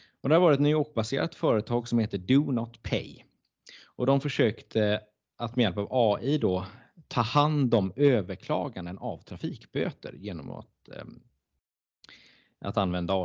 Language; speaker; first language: Swedish; native; Swedish